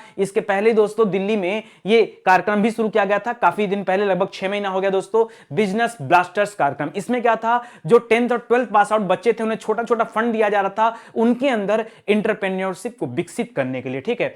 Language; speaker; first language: Hindi; native; Hindi